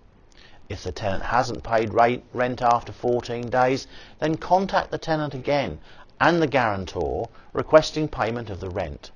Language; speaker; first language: English; native; English